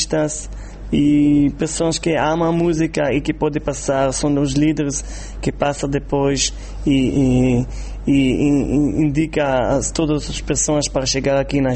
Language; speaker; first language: Portuguese; non-native, fluent; Hebrew